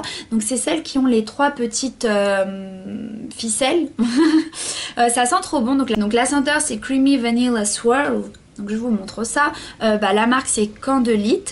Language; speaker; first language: French; native; French